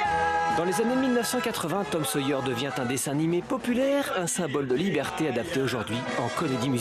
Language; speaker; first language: French; native; French